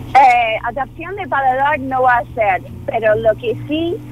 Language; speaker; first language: Spanish; non-native, fluent; Filipino